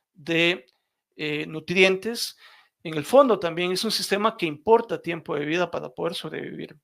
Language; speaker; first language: Spanish; native; Spanish